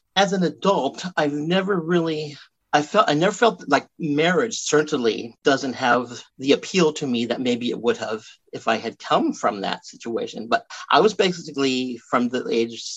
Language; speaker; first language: English; native; English